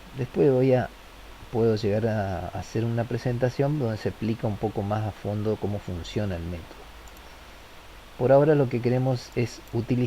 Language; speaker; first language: Spanish; native; Spanish